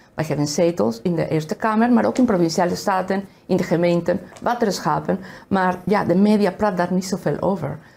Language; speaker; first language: Dutch; non-native, fluent; Spanish